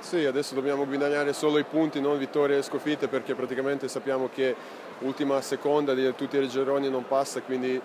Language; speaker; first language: Italian; non-native, fluent; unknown